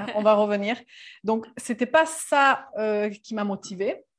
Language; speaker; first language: French; non-native, fluent; Serbian